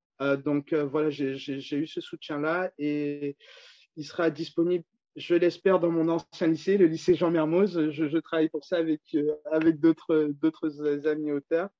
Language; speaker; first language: French; native; French